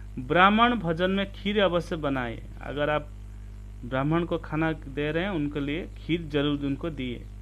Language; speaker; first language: Hindi; non-native, local second language; Odia